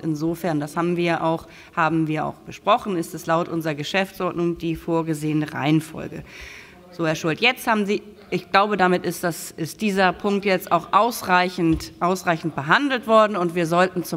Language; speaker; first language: German; native; German